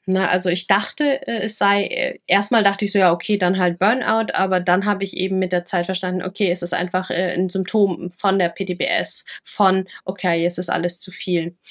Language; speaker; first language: German; early bilingual, other home language; Vietnamese